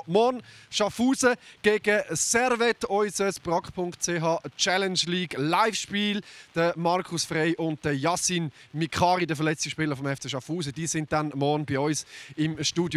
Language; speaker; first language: German; native; German